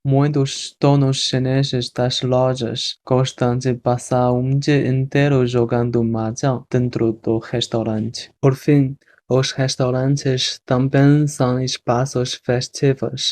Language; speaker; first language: Portuguese; non-native, fluent; Chinese